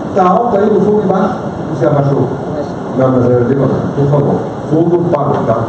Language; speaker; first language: Portuguese; non-native, fluent; French